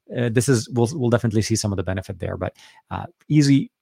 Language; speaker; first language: English; non-native, fluent; Arabic